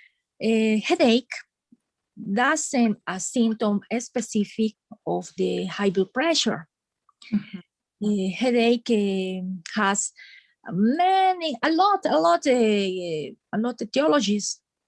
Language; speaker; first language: English; non-native, learner; Spanish